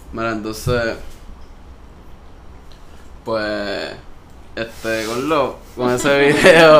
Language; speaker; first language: Spanish; native; Spanish